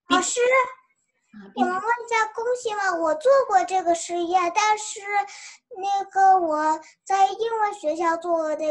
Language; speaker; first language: Chinese; early bilingual, heritage; Chinese